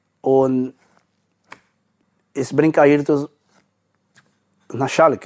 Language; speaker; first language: German; non-native, learner; Portuguese